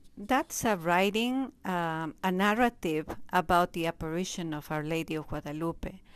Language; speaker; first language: English; non-native, fluent; Spanish